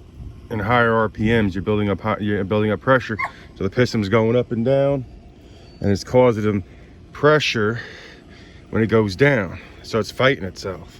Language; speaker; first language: English; native; English